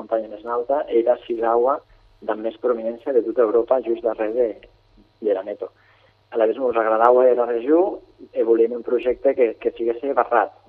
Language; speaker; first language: Catalan; native; Catalan